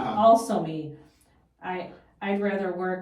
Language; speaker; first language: English; native; English